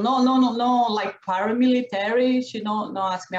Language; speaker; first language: English; non-native, learner; Portuguese